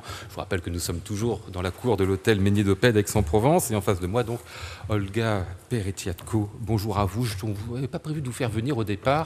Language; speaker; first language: French; native; French